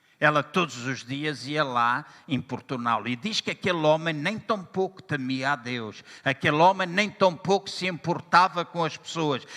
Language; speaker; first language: Portuguese; native; Portuguese